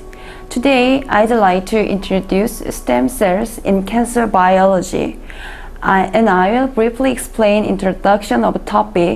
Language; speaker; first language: English; non-native, learner; Korean